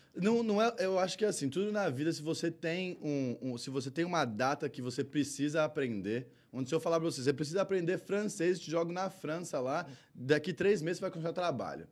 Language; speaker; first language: Portuguese; early bilingual, heritage; Portuguese